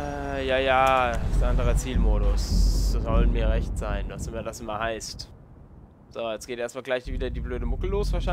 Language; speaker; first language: German; native; German